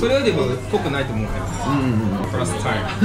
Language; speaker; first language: Japanese; native; Japanese